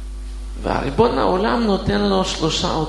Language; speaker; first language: Hebrew; non-native, fluent; Russian